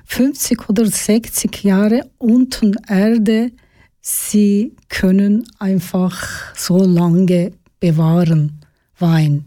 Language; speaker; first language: German; non-native, learner; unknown